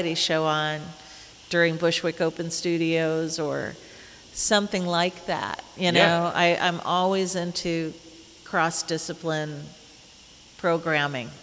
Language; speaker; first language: English; native; English